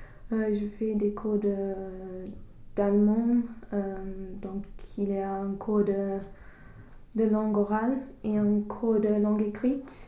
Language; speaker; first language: French; non-native, learner; English